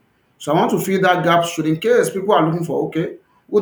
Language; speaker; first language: English; non-native, local second language; Yoruba